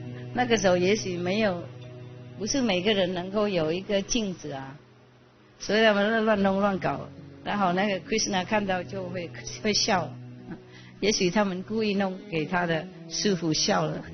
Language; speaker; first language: Chinese; non-native, fluent; Vietnamese